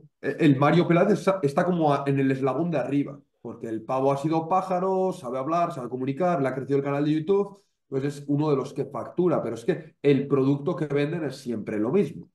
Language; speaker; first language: Spanish; native; Spanish